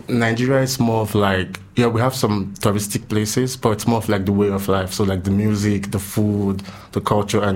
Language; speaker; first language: English; non-native, local second language; Igbo